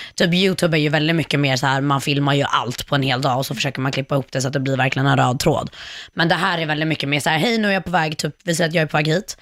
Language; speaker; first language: Swedish; native; Swedish